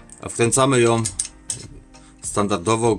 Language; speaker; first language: Polish; native; Polish